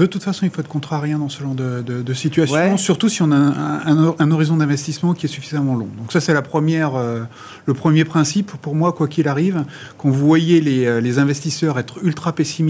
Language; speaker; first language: French; native; French